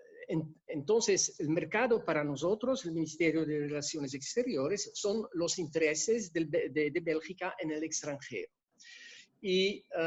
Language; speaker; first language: Spanish; non-native, fluent; French